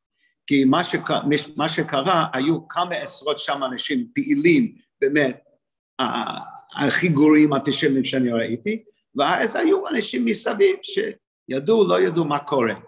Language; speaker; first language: Hebrew; non-native, fluent; English